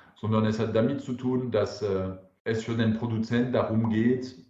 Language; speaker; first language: German; non-native, fluent; French